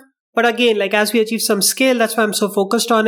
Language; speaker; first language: English; non-native, local second language; Hindi